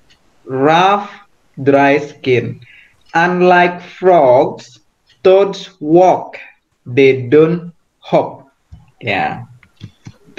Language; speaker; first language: English; non-native, fluent; Indonesian